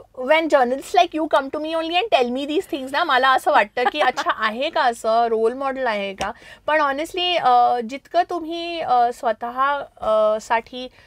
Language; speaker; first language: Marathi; early bilingual, heritage; Marathi